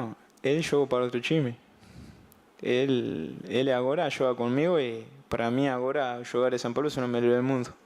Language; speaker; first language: Portuguese; non-native, learner; Spanish